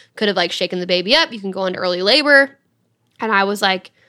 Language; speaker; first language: English; native; English